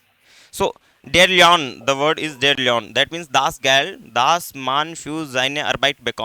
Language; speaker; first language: German; non-native, fluent; Hindi